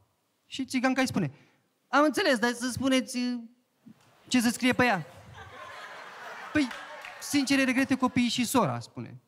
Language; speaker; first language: Romanian; native; Romanian